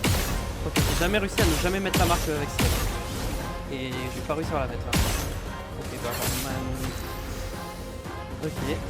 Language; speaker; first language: French; native; French